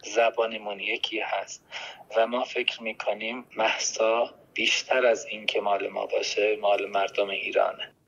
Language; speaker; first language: Persian; non-native, local second language; Kurdish